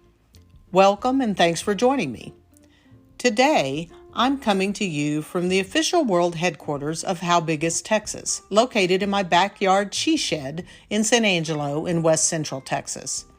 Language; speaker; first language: English; native; English